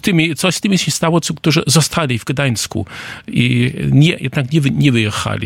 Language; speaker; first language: Polish; non-native, fluent; German